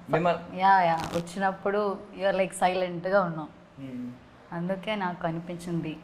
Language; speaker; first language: Telugu; non-native, learner; Malayalam